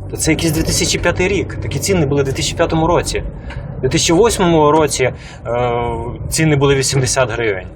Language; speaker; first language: Ukrainian; native; Ukrainian